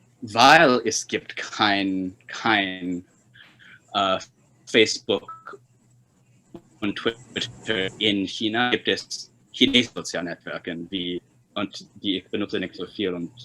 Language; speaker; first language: German; non-native, fluent; Chinese